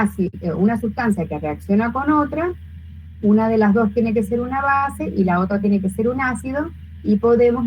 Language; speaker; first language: Spanish; native; Spanish